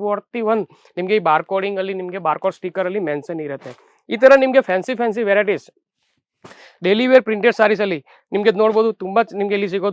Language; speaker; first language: Kannada; non-native, local second language; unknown